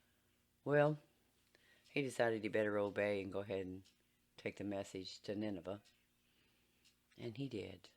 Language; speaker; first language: English; native; English